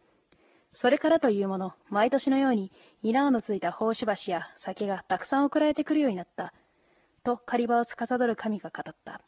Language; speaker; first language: Japanese; native; Japanese